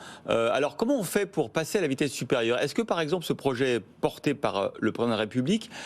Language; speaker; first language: French; native; French